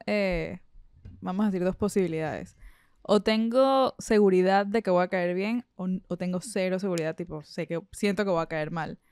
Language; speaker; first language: Spanish; native; Spanish